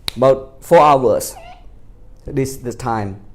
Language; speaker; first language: English; non-native, fluent; Khmer